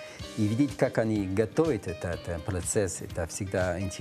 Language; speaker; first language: Russian; non-native, learner; French